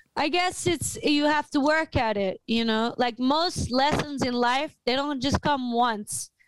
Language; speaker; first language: English; native; English